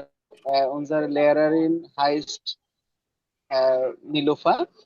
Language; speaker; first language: German; non-native, learner; Bangla